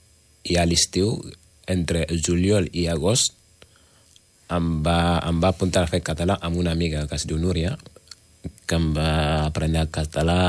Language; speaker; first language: Catalan; non-native, learner; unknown